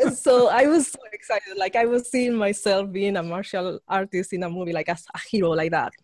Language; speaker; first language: English; non-native, fluent; Spanish